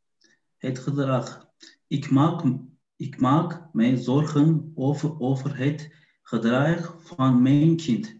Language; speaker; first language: Dutch; non-native, learner; Turkish